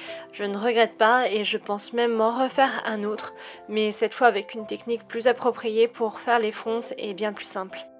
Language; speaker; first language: French; native; French